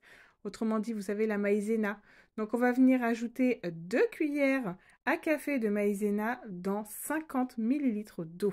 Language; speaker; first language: French; native; French